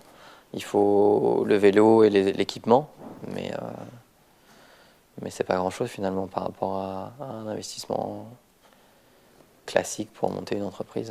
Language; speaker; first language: French; native; French